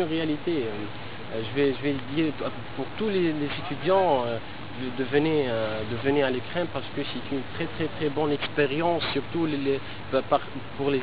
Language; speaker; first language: French; non-native, local second language; Arabic